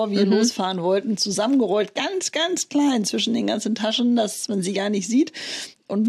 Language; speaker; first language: German; native; German